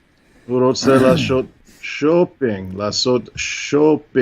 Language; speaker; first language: Hebrew; non-native, fluent; English